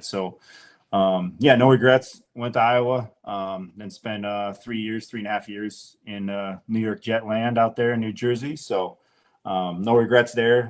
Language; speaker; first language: English; native; English